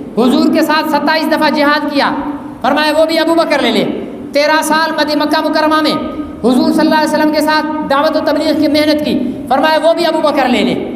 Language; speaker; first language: Urdu; non-native, local second language; Sindhi